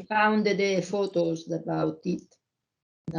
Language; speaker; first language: English; non-native, learner; Italian